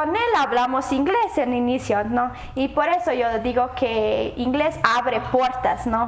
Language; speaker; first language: Spanish; non-native, learner; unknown